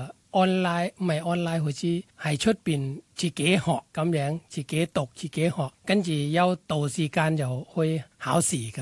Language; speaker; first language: Cantonese; non-native, fluent; Thai